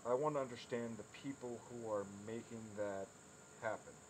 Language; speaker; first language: English; native; English